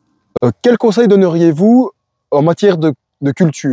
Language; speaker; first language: French; native; French